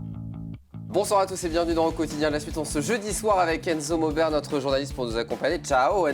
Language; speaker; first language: French; native; French